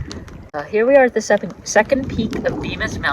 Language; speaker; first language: English; native; English